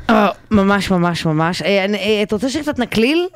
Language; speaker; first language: Hebrew; native; Hebrew